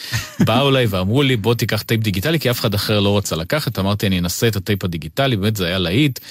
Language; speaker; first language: Hebrew; early bilingual, other home language; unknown